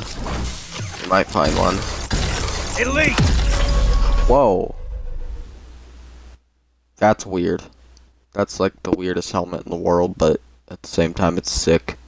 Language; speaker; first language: English; native; English